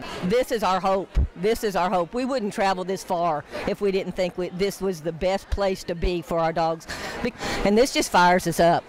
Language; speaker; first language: English; native; English